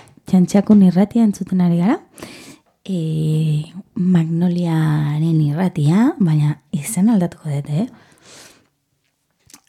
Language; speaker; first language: Basque; non-native, learner; Spanish